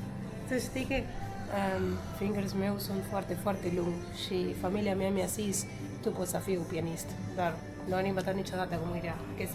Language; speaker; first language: Romanian; non-native, learner; Spanish